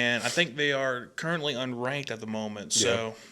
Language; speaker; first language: English; native; English